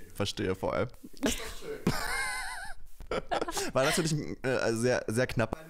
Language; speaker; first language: German; native; German